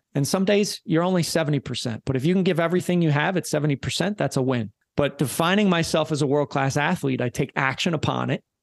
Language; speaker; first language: English; native; English